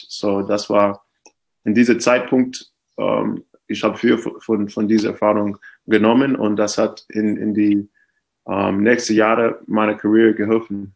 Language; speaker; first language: German; non-native, fluent; English